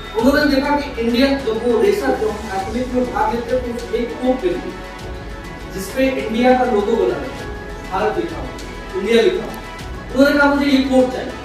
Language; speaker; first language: Hindi; native; Hindi